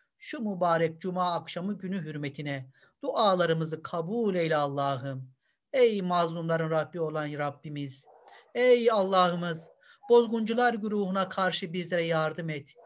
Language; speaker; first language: Turkish; native; Turkish